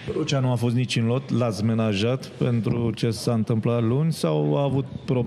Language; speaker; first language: Romanian; native; Romanian